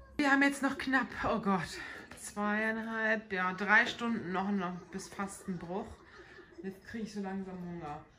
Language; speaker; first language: German; early bilingual, other home language; Turkish